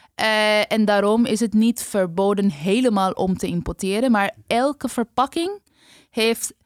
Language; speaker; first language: Dutch; non-native, fluent; Bangla